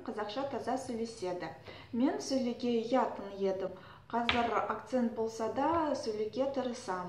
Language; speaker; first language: Kazakh; non-native, learner; Russian